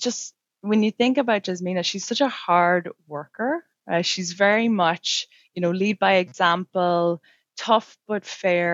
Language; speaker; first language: English; native; English